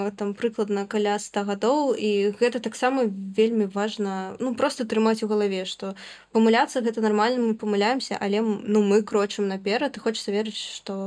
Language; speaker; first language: Belarusian; non-native, local second language; Russian